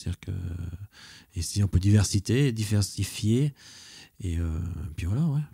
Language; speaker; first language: French; native; French